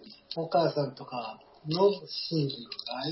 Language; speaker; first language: English; non-native, learner; Japanese